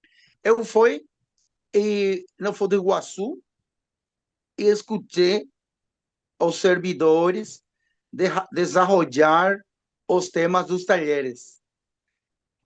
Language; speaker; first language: Portuguese; non-native, learner; Spanish